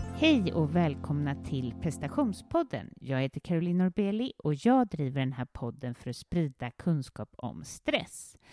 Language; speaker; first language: Swedish; native; Swedish